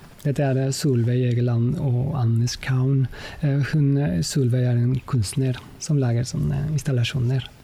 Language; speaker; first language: Norwegian; non-native, fluent; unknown